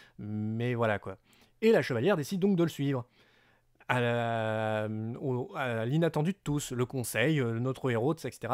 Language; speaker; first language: French; native; French